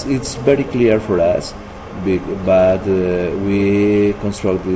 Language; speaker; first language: English; non-native, learner; Spanish